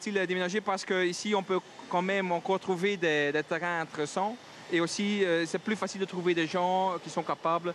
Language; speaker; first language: French; non-native, local second language; Dutch